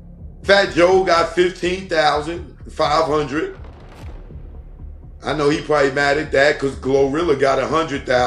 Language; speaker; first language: English; native; English